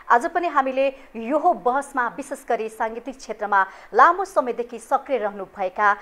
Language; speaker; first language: Nepali; native; Nepali